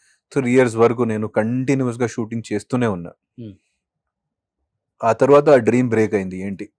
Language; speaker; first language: Telugu; non-native, fluent; Hindi